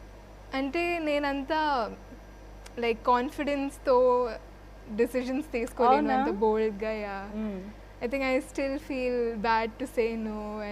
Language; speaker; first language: Telugu; non-native, fluent; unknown